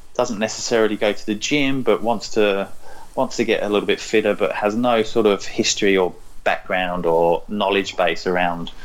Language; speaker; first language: English; native; English